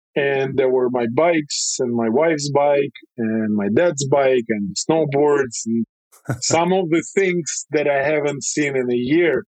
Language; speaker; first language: English; non-native, fluent; Russian